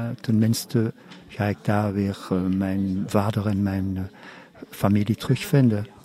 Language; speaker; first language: Dutch; non-native, local second language; German